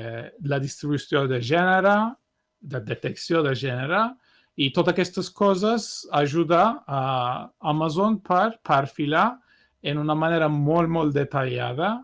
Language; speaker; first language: Catalan; non-native, fluent; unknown